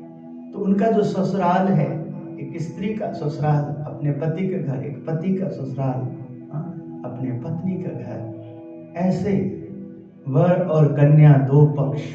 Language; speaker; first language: Hindi; native; Hindi